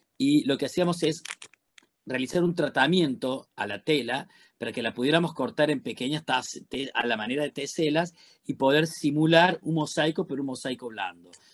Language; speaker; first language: Spanish; native; Spanish